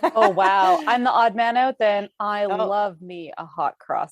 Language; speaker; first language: English; native; English